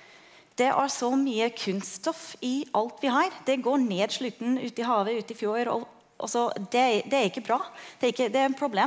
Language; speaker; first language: Norwegian; non-native, fluent; English